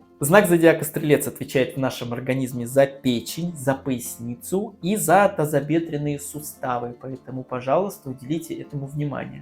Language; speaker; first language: Russian; native; Russian